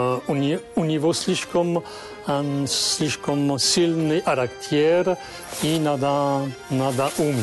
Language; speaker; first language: Russian; non-native, fluent; French